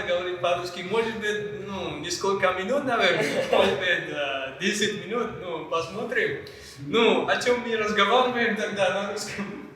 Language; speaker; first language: Russian; non-native, learner; Malay